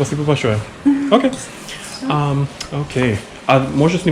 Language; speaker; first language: Russian; non-native, learner; English